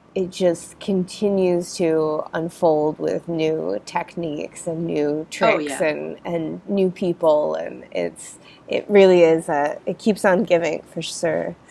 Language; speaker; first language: English; native; English